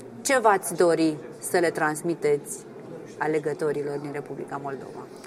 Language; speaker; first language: Romanian; native; Romanian